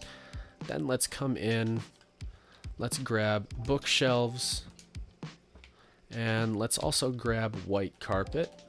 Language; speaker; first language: English; native; English